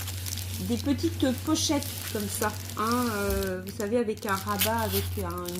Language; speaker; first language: French; native; French